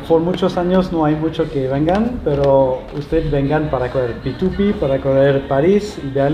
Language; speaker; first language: Spanish; non-native, learner; French